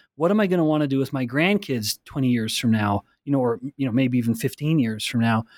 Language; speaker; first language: English; native; English